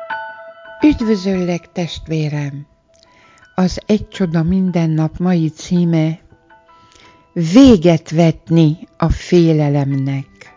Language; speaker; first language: Hungarian; native; Hungarian